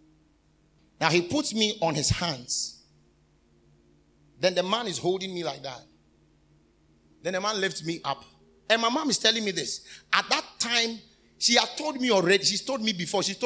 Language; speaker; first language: English; non-native, local second language; Akan